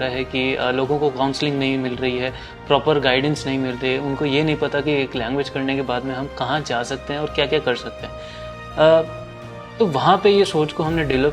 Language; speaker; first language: Hindi; native; Hindi